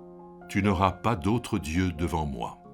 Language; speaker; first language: French; native; French